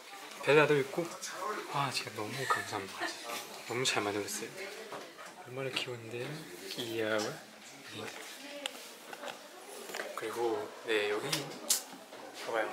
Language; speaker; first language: Korean; non-native, fluent; Chinese